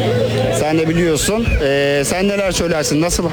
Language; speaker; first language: Turkish; native; Turkish